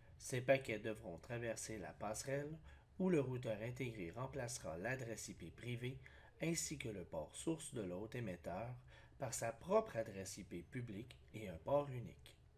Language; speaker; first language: French; native; French